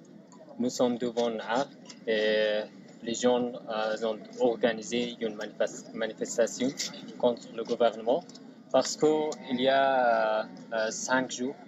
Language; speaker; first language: French; non-native, learner; Persian